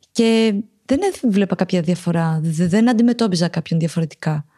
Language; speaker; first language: Greek; early bilingual, other home language; Romanian